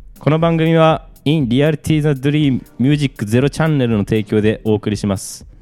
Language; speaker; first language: Japanese; native; Japanese